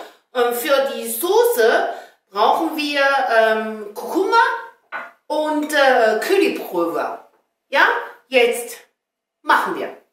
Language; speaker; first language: German; non-native, learner; Chinese